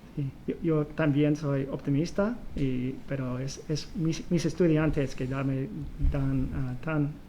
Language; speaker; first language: Spanish; non-native, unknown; English